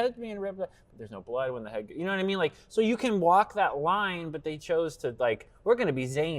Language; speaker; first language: English; native; English